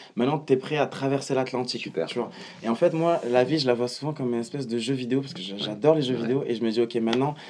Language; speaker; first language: French; non-native, local second language; Arabic